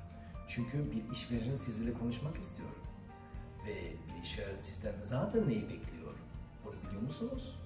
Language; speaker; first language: Turkish; non-native, learner; German